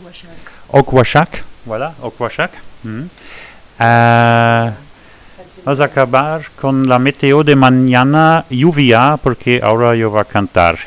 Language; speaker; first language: Spanish; non-native, fluent; French